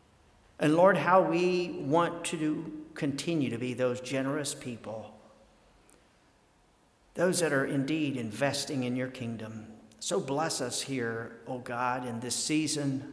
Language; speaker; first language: English; native; English